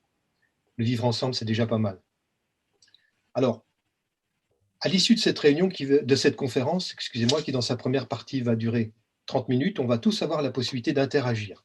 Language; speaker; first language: French; native; French